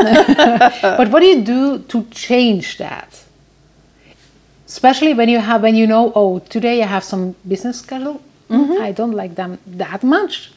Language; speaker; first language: English; non-native, fluent; German